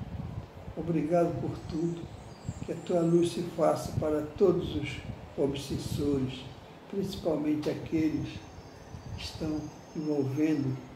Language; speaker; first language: Portuguese; native; Portuguese